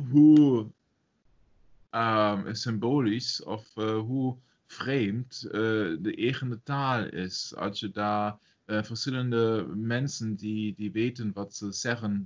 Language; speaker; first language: Dutch; non-native, fluent; German